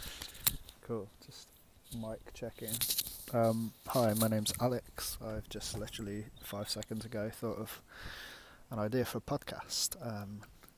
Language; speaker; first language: English; native; English